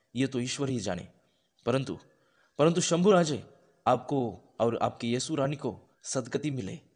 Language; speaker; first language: Hindi; non-native, local second language; Marathi